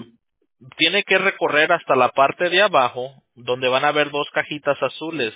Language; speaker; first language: Spanish; early bilingual, heritage; Spanish